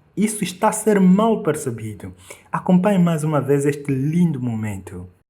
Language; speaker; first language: Portuguese; native; Portuguese